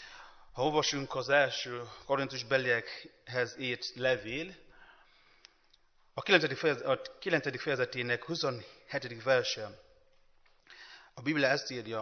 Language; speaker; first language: Hungarian; non-native, learner; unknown